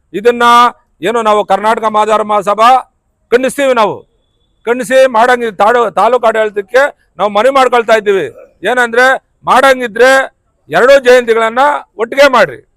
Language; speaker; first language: Kannada; native; Kannada